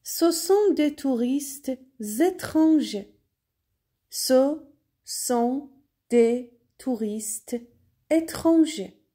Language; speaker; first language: French; non-native, fluent; Persian